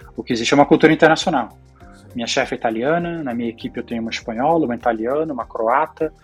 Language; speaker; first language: Portuguese; native; Portuguese